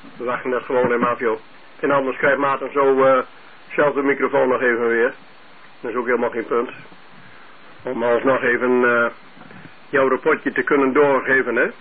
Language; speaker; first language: Dutch; native; Dutch